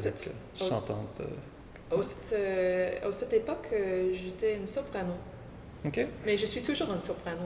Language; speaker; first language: French; non-native, local second language; English